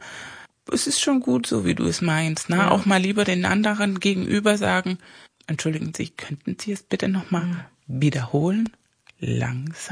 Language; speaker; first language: German; non-native, fluent; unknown